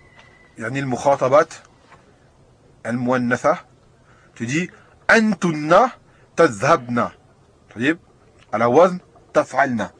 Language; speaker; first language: Arabic; non-native, fluent; French